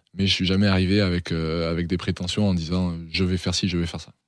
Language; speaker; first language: French; native; French